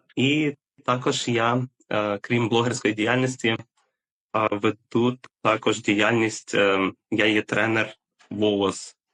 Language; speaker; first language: Ukrainian; native; Ukrainian